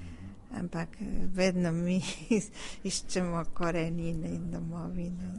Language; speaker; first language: Slovenian; early bilingual, heritage; Spanish